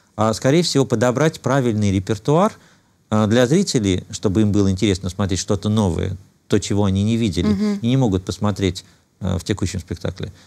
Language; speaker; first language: Russian; native; Russian